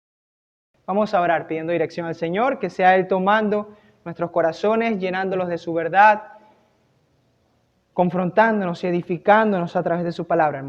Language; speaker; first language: Spanish; native; Spanish